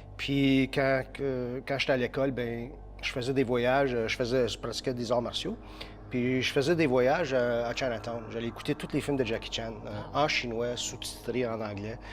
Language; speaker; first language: French; early bilingual, heritage; French